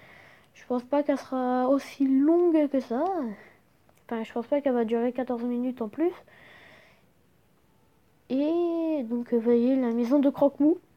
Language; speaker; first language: French; native; French